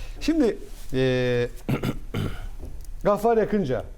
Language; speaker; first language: Turkish; native; Turkish